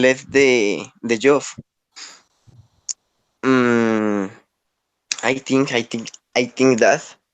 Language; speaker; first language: English; non-native, learner; Spanish